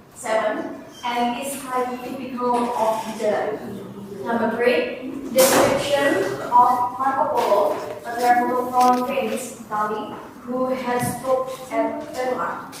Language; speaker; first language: English; non-native, learner; Indonesian